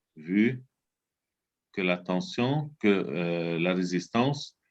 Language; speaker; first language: French; non-native, local second language; Arabic